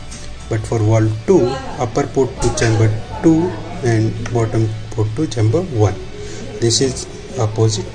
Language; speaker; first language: English; non-native, local second language; Hindi